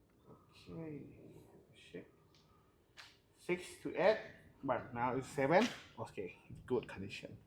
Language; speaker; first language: English; non-native, learner; Thai